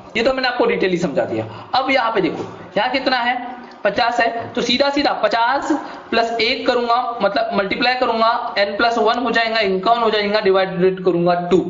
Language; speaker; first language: Hindi; non-native, local second language; Marathi